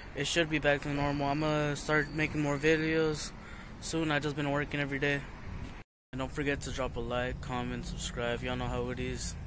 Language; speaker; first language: English; early bilingual, other home language; Spanish